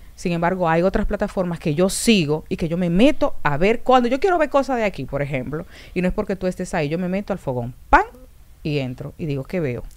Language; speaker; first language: Spanish; native; Spanish